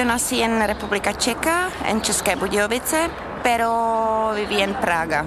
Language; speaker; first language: Spanish; non-native, learner; Czech